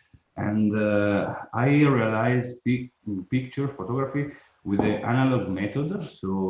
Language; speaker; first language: English; non-native, learner; Italian